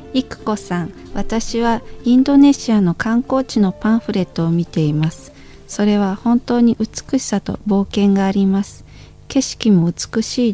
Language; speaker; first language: Japanese; non-native, fluent; Indonesian